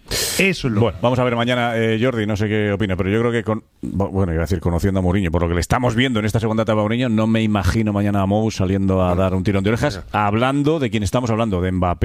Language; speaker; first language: Spanish; native; Spanish